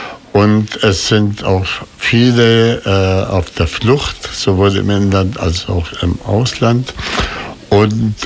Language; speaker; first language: German; non-native, fluent; Arabic